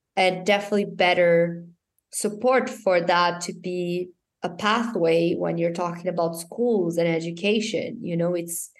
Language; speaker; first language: English; non-native, fluent; Portuguese